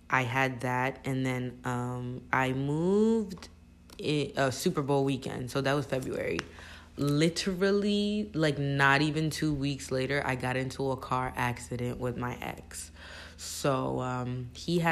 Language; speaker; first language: English; early bilingual, other home language; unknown